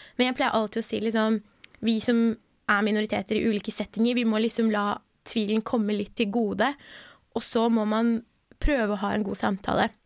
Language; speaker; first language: Norwegian; early bilingual, other home language; Persian